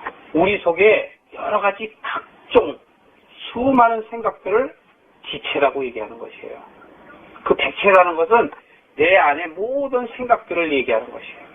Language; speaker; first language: Korean; native; Korean